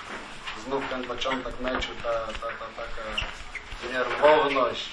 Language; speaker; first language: Polish; non-native, learner; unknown